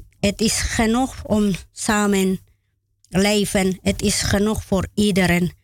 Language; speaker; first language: Dutch; non-native, learner; Spanish